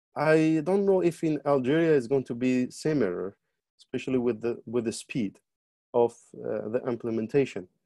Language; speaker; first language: English; non-native, fluent; Arabic